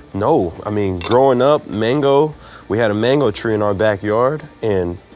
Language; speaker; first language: English; native; English